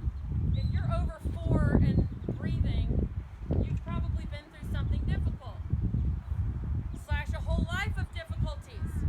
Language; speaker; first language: English; native; English